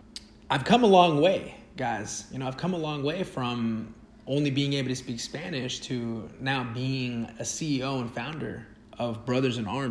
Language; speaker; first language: English; early bilingual, other home language; Spanish